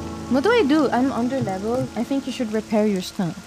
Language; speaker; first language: English; non-native, fluent; Swedish